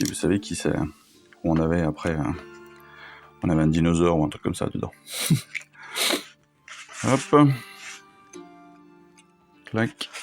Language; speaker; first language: French; native; French